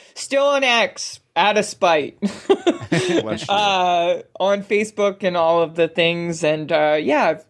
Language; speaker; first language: English; native; English